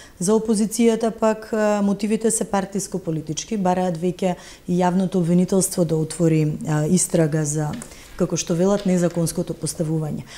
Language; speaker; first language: Macedonian; native; Macedonian